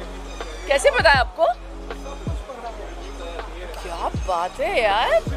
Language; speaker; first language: Hindi; non-native, local second language; Tulu